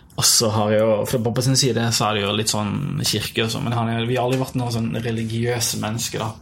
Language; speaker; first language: Norwegian; early bilingual, other home language; Bosnian